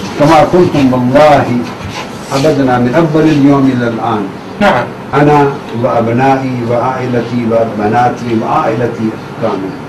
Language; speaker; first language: Arabic; non-native, learner; Urdu